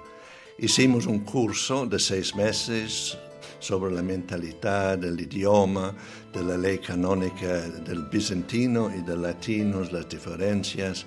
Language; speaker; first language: Spanish; non-native, fluent; English